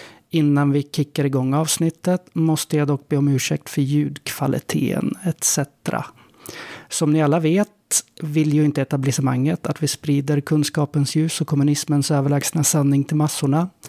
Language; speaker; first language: Swedish; native; Swedish